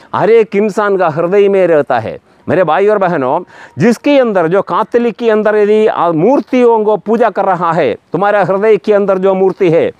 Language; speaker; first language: Hindi; non-native, local second language; Malayalam